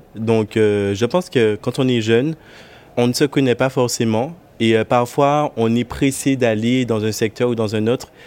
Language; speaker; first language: French; native; French